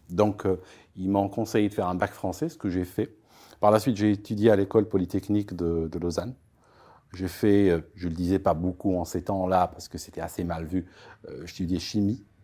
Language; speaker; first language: French; non-native, local second language; Arabic